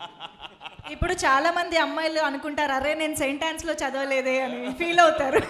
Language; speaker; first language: Telugu; native; Telugu